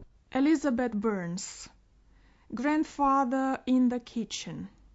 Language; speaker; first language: English; non-native, fluent; Romanian